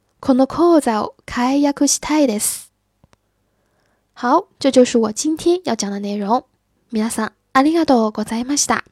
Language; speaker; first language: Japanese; non-native, fluent; Chinese